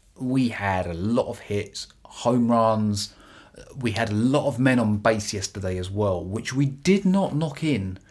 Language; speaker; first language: English; native; English